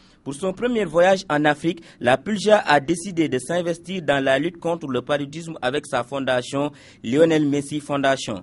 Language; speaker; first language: French; non-native, local second language; Wolof